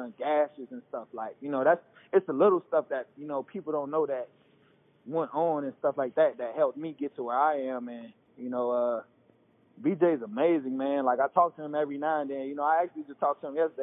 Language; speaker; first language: English; native; English